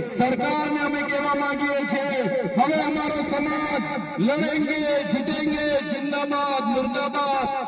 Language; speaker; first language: Gujarati; non-native, local second language; Bhili